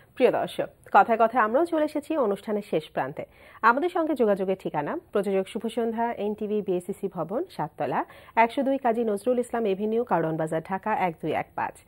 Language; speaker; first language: Bangla; native; Bangla